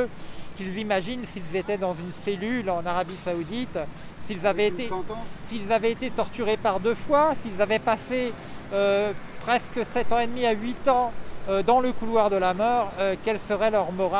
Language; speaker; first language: French; native; French